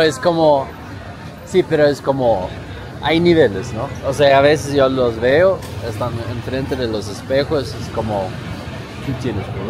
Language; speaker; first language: Spanish; non-native, learner; Swedish